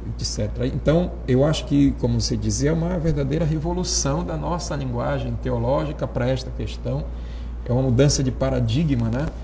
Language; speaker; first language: Portuguese; native; Portuguese